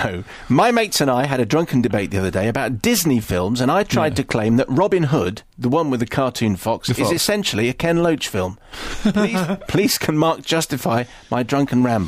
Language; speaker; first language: English; native; English